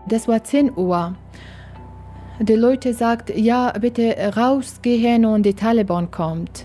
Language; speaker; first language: German; non-native, learner; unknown